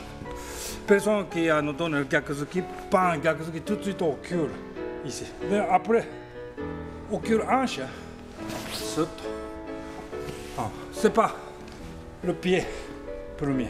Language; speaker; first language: French; non-native, learner; Japanese